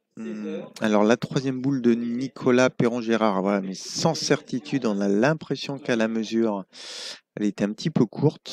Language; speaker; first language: French; native; French